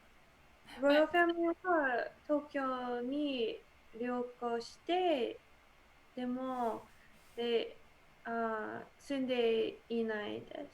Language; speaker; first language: Japanese; non-native, learner; English